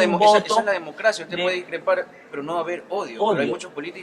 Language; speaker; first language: Spanish; native; Spanish